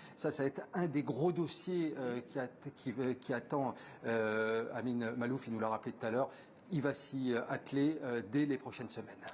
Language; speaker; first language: French; native; French